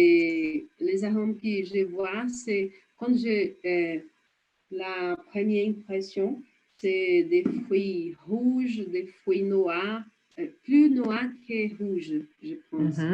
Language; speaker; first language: French; non-native, fluent; Portuguese